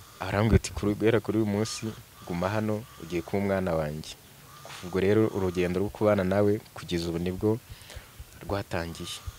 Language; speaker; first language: Kinyarwanda; native; Kinyarwanda